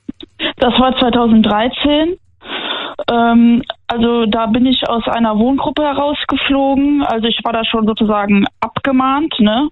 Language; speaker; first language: German; native; German